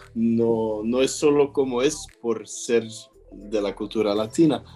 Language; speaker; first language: Spanish; non-native, fluent; French